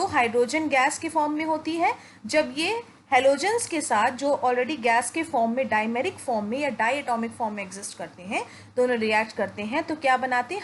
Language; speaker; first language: Hindi; native; Hindi